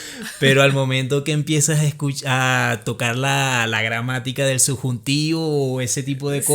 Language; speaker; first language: Spanish; native; Spanish